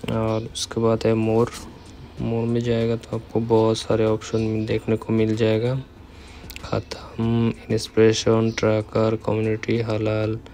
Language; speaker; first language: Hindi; non-native, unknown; Bangla